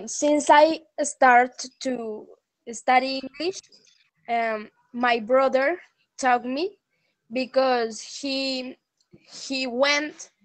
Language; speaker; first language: English; non-native, learner; Spanish